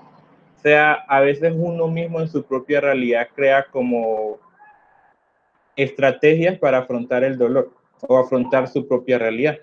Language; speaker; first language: Spanish; native; Spanish